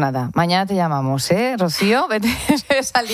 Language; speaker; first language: Spanish; native; Spanish